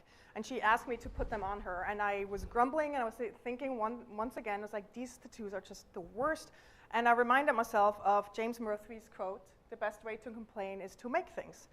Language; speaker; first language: English; non-native, fluent; German